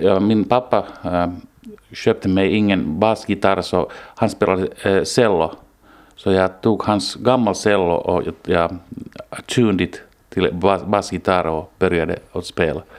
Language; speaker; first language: Swedish; non-native, local second language; Finnish